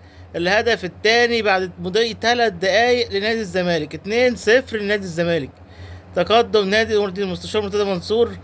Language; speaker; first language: Arabic; native; Arabic